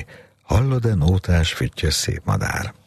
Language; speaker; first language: Hungarian; native; Hungarian